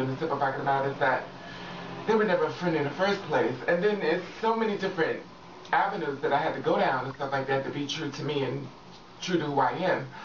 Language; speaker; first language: English; native; English